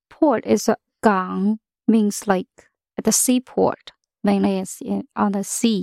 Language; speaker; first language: English; non-native, fluent; Chinese